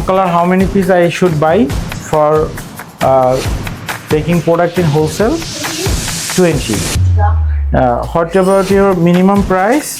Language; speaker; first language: English; non-native, learner; Bangla